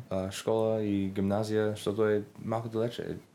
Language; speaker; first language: Bulgarian; non-native, learner; English